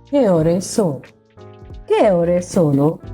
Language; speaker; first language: Italian; non-native, learner; Arabic